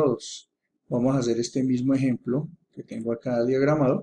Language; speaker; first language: Spanish; native; Spanish